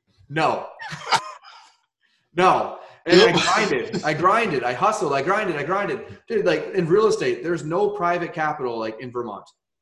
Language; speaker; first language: English; native; English